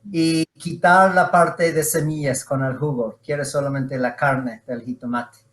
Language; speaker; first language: Spanish; non-native, fluent; English